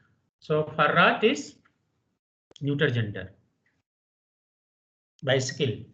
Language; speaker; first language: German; non-native, fluent; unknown